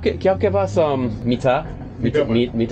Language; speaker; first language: Hindi; non-native, learner; English